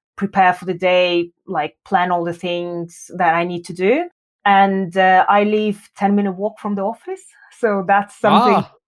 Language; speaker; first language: English; non-native, fluent; Russian